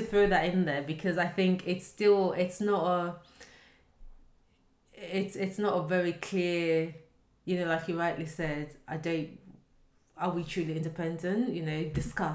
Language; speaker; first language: English; non-native, local second language; Yoruba